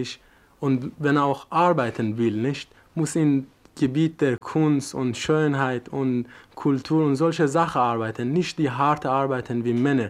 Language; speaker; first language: German; non-native, learner; Persian